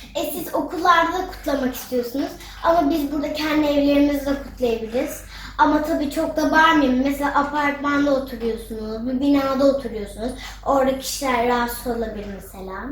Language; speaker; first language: Turkish; early bilingual, heritage; Turkish